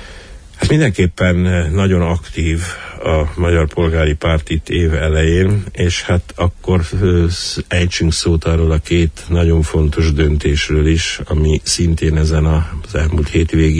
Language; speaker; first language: Hungarian; native; Hungarian